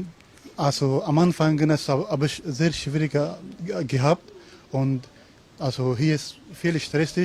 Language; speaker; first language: German; non-native, learner; Persian